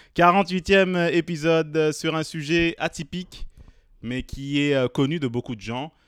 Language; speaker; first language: French; native; French